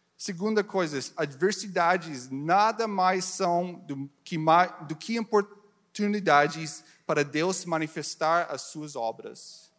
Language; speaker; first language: Portuguese; non-native, learner; English